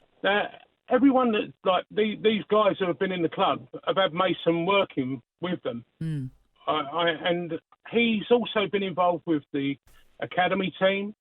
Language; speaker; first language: English; native; English